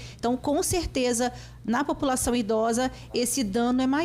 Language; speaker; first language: Portuguese; native; Portuguese